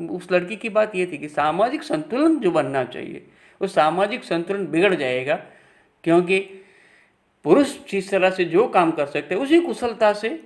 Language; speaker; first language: Hindi; non-native, local second language; Gujarati